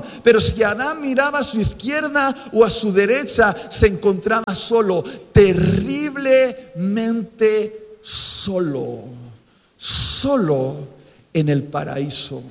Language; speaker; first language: Spanish; native; Spanish